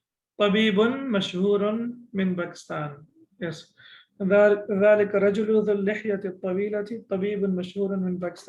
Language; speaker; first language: Arabic; non-native, fluent; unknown